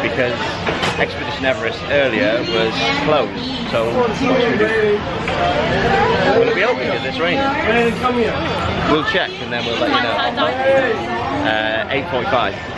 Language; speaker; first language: English; native; English